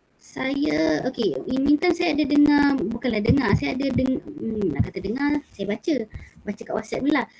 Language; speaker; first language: Malay; native; Malay